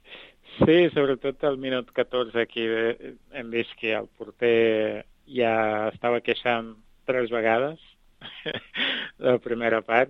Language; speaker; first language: Catalan; non-native, fluent; Kabuverdianu